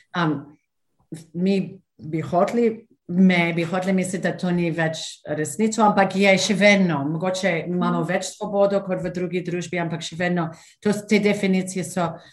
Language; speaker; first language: Slovenian; non-native, fluent; English